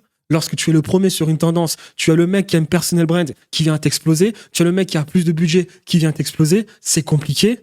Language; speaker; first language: French; native; French